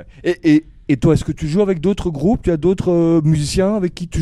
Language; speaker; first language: French; native; French